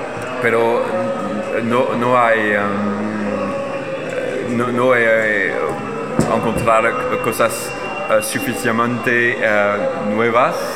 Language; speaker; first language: Spanish; non-native, learner; French